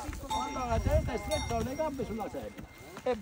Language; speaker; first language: Italian; native; Italian